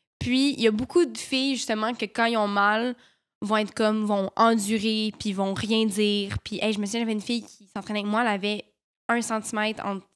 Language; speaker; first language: French; native; French